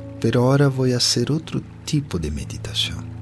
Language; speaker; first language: Spanish; non-native, fluent; Portuguese